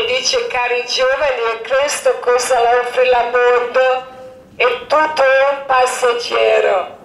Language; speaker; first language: Italian; non-native, learner; Croatian